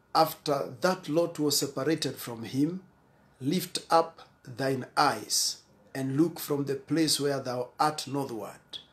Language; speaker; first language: English; non-native, local second language; Swahili